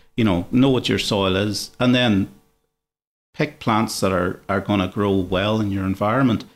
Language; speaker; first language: English; native; English